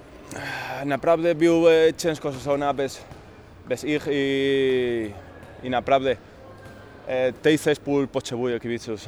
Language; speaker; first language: Polish; non-native, learner; Spanish